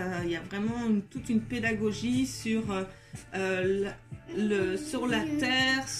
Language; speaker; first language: French; native; French